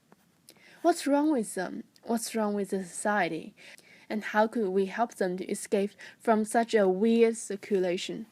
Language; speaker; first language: English; non-native, fluent; Chinese